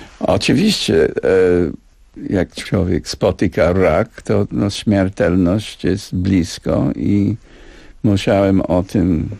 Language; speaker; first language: Polish; non-native, fluent; English